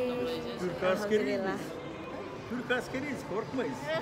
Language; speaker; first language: Turkish; early bilingual, heritage; Turkish